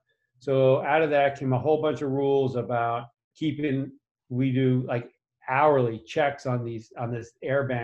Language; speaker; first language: English; native; English